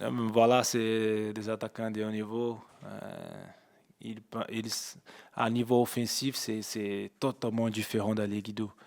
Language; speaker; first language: French; non-native, fluent; Portuguese